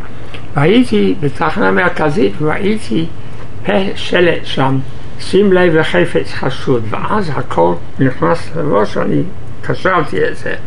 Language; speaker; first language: Hebrew; non-native, fluent; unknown